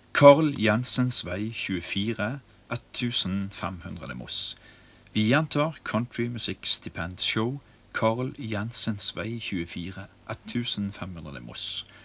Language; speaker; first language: Norwegian; native; Norwegian